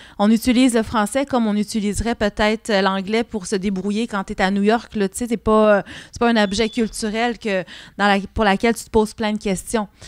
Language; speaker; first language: French; non-native, local second language; Innu-aimun